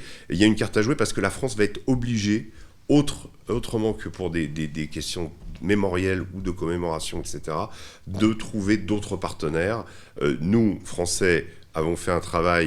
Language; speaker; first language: French; native; French